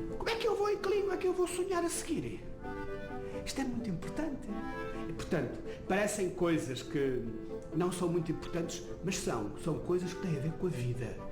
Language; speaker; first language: Portuguese; non-native, local second language; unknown